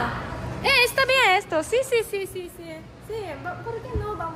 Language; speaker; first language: Spanish; non-native, learner; Japanese